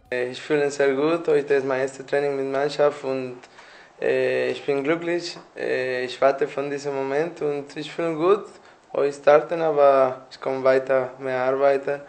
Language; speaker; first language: German; non-native, learner; Spanish